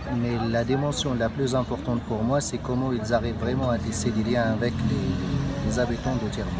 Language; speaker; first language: French; non-native, local second language; Arabic